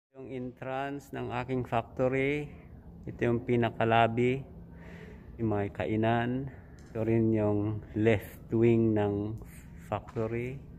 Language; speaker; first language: Filipino; native; Filipino